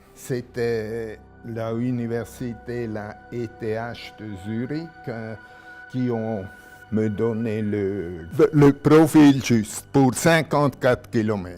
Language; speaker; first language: French; non-native, local second language; German